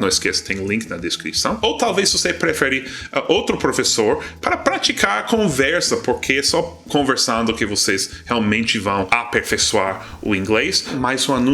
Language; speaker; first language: Portuguese; non-native, fluent; English